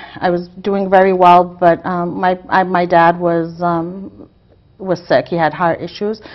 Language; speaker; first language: English; native; English